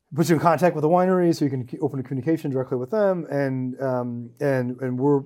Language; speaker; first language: English; native; English